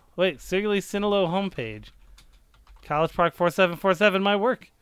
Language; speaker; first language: English; early bilingual, other home language; Slovenian